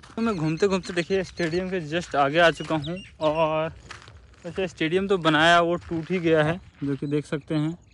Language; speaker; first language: Hindi; native; Hindi